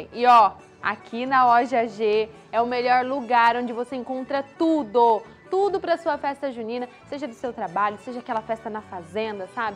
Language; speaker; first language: Portuguese; native; Portuguese